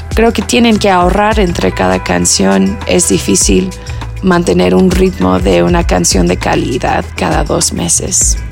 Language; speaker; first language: Spanish; early bilingual, heritage; Spanish